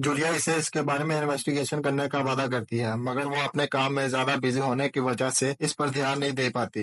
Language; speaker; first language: Hindi; native; Hindi